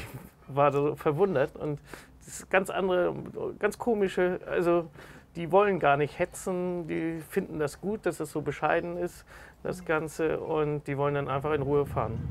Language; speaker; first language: German; native; German